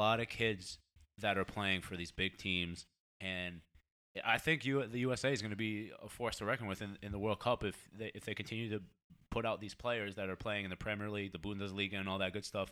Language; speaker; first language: English; early bilingual, other home language; Portuguese